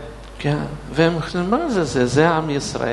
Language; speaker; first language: Hebrew; non-native, fluent; Russian